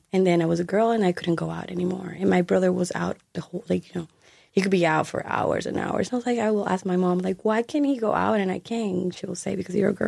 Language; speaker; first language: English; non-native, fluent; Spanish